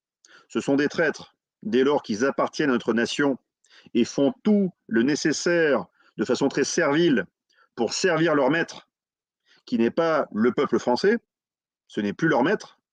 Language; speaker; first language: French; native; French